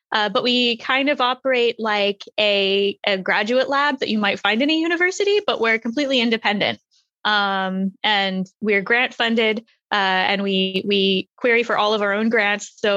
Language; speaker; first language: English; native; English